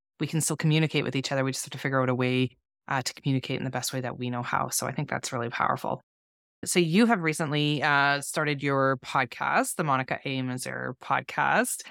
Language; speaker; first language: English; native; English